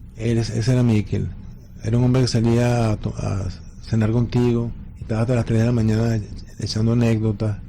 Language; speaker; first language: Spanish; native; Spanish